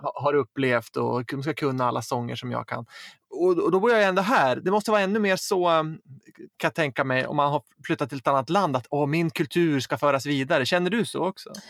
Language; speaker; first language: Swedish; native; Swedish